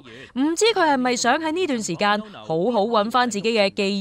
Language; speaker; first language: Chinese; native; Chinese